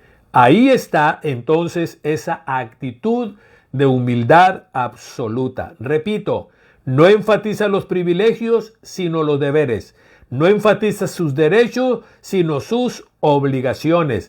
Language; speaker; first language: Spanish; native; Spanish